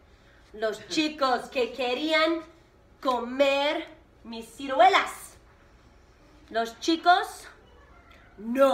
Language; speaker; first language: Spanish; non-native, fluent; English